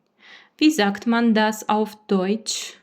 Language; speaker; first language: German; non-native, fluent; Armenian